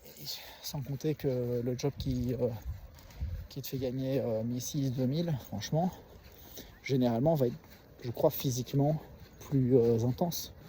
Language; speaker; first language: French; native; French